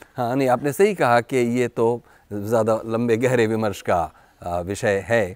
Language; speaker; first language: Hindi; native; Hindi